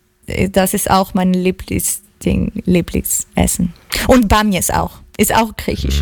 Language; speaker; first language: German; non-native, learner; Greek